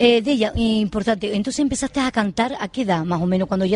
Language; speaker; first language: Spanish; native; Spanish